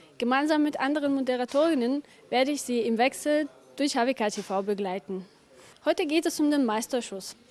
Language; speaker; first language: German; non-native, fluent; Bulgarian